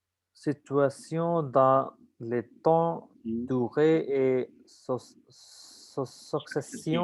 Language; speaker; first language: French; non-native, learner; Hindi